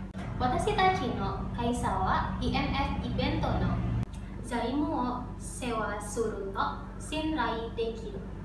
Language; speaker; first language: Japanese; non-native, learner; Indonesian